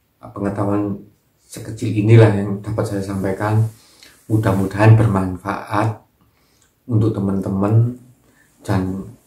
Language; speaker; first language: Indonesian; non-native, local second language; Javanese